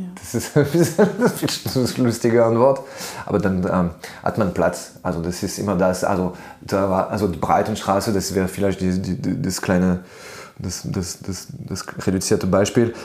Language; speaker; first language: German; non-native, fluent; French